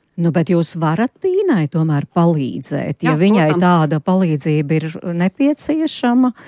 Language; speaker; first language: Latvian; native; Latvian